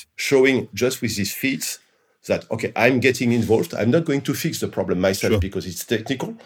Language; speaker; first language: English; non-native, fluent; French